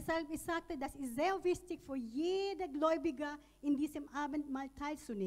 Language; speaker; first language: German; non-native, learner; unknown